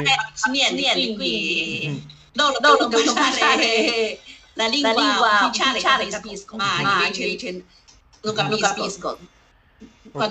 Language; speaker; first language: Italian; non-native, learner; Chinese